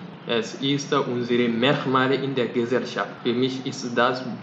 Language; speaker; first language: German; non-native, fluent; Fula